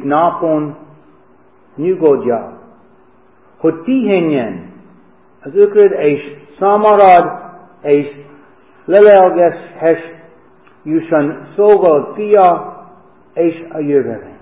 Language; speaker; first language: Hungarian; non-native, learner; English